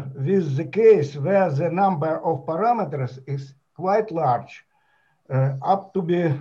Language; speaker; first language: English; non-native, fluent; Ukrainian